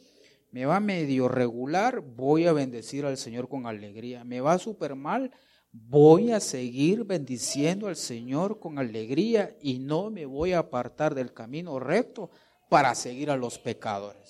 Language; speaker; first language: Spanish; native; Spanish